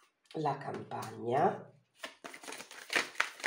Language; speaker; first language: Italian; native; Italian